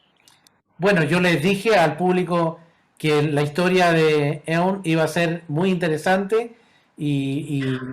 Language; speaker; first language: Spanish; native; Spanish